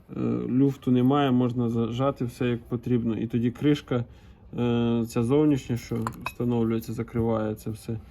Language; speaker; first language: Ukrainian; native; Ukrainian